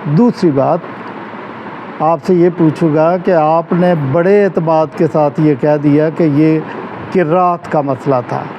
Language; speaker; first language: Urdu; non-native, local second language; Punjabi